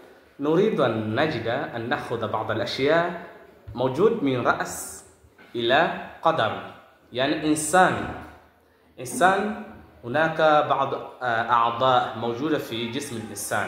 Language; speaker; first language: Arabic; non-native, fluent; Swahili